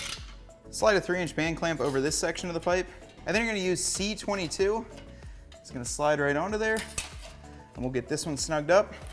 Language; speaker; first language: English; native; English